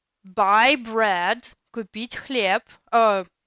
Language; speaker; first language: English; non-native, fluent; Russian